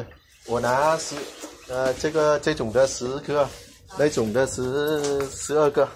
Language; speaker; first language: Chinese; non-native, learner; Vietnamese